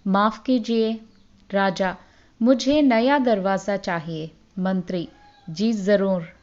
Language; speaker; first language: Hindi; non-native, local second language; Malayalam